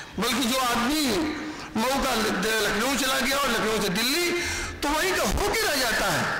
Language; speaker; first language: Urdu; native; Urdu